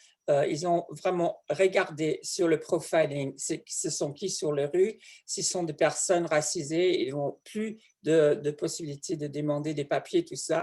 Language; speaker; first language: French; non-native, fluent; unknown